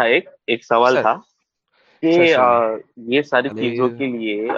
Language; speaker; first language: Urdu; non-native, local second language; Bangla